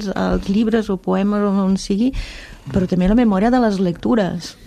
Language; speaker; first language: Catalan; non-native, fluent; German